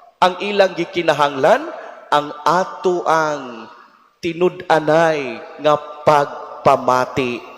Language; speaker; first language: Cebuano; native; Cebuano